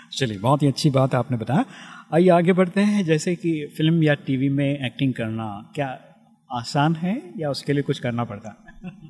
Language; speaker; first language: Hindi; native; Hindi